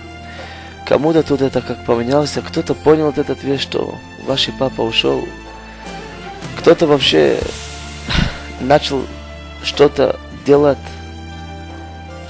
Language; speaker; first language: Russian; non-native, learner; Hebrew